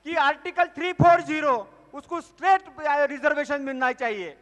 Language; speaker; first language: Hindi; non-native, local second language; Marathi